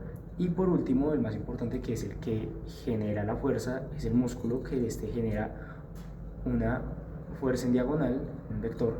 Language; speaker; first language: Spanish; native; Spanish